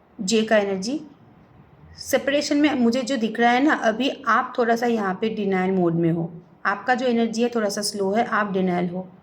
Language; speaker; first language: Hindi; non-native, local second language; Bangla